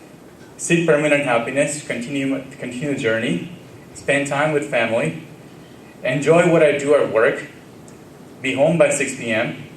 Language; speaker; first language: English; early bilingual, other home language; Gujarati